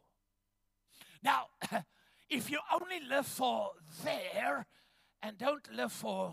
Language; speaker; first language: English; non-native, local second language; Afrikaans